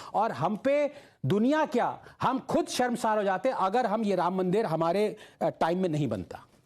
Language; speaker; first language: Hindi; non-native, local second language; Tamil